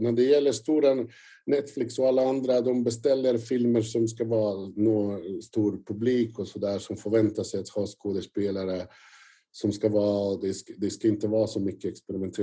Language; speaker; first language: Swedish; non-native, fluent; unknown